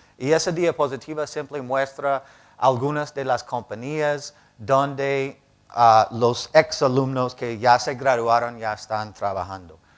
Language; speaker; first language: Spanish; non-native, fluent; English